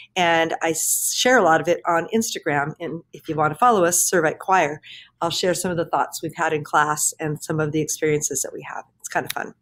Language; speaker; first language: English; native; English